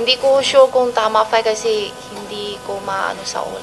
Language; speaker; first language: Filipino; non-native, learner; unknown